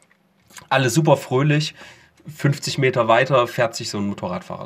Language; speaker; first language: German; native; German